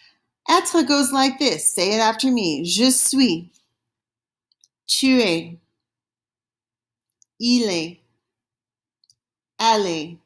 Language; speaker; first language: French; non-native, fluent; English